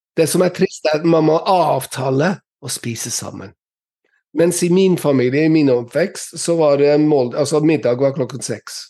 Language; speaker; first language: Norwegian; non-native, fluent; English